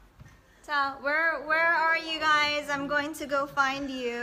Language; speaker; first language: English; early bilingual, other home language; Korean